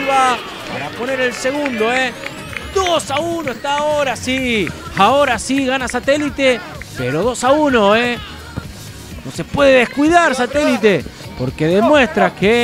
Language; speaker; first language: Spanish; native; Spanish